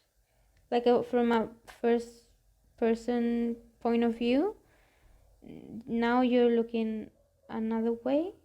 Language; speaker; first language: English; non-native, fluent; Spanish